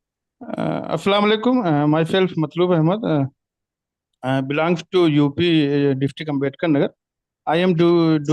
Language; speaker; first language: English; non-native, learner; Hindi